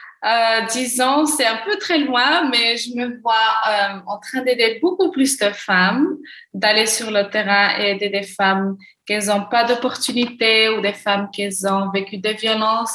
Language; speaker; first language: French; non-native, local second language; Arabic